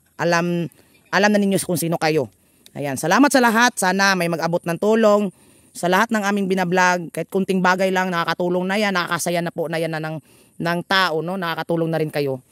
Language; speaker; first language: Filipino; non-native, local second language; Cebuano